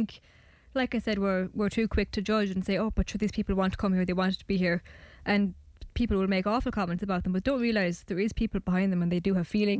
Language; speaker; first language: English; native; English